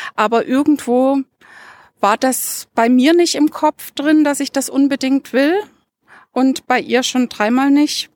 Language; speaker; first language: German; native; German